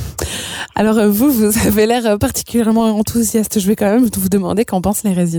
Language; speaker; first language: French; native; French